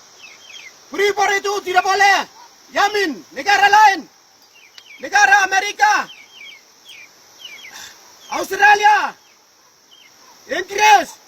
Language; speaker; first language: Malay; non-native, local second language; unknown